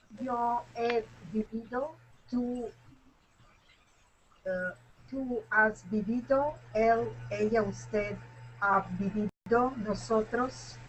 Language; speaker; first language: Spanish; non-native, fluent; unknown